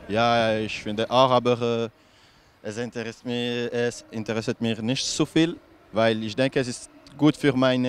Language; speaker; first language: German; non-native, local second language; French